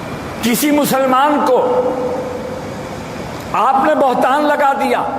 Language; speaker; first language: Urdu; native; Urdu